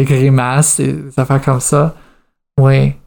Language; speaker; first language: French; non-native, fluent; English